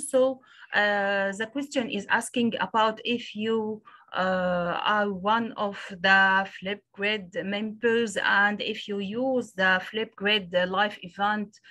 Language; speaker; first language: English; non-native, local second language; Arabic